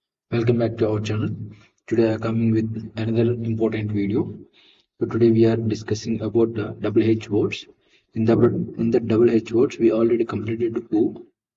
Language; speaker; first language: English; non-native, local second language; Telugu